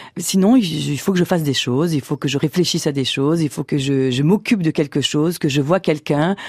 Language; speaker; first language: French; early bilingual, other home language; Portuguese